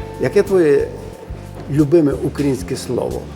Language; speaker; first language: Ukrainian; non-native, fluent; Bulgarian